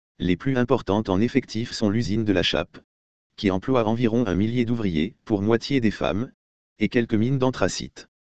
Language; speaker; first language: French; native; French